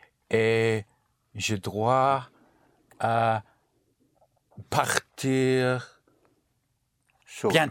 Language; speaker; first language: French; non-native, learner; English